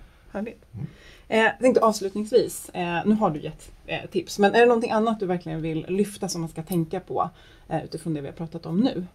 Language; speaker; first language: Swedish; native; Swedish